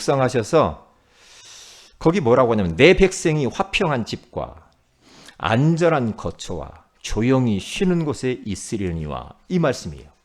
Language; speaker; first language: Korean; native; Korean